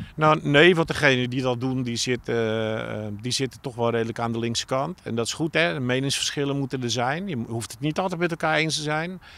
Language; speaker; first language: Dutch; native; Dutch